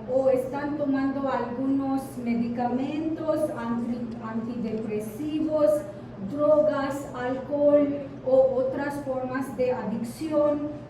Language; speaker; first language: Spanish; non-native, fluent; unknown